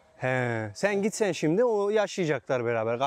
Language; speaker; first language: Turkish; native; Turkish